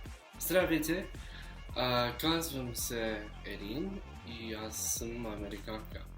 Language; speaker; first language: Bulgarian; non-native, learner; English